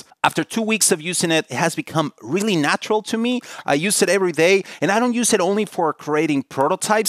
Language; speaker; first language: English; non-native, fluent; Spanish